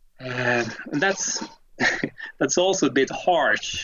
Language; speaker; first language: English; non-native, fluent; Swedish